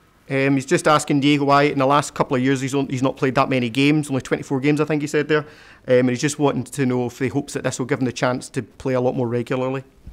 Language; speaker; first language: English; native; English